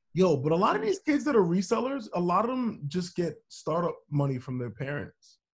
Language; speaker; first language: English; native; English